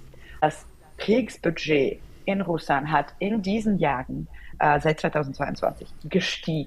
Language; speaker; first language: German; non-native, fluent; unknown